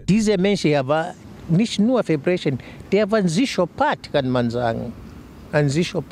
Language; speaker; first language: German; non-native, fluent; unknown